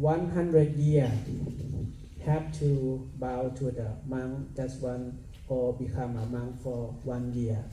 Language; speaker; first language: English; non-native, learner; Thai